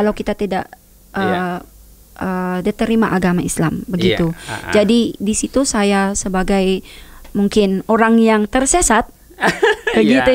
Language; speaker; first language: Indonesian; non-native, learner; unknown